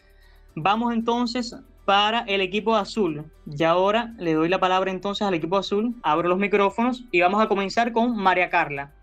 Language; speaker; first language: Spanish; native; Spanish